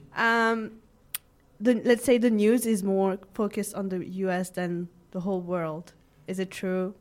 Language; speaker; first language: English; non-native, fluent; French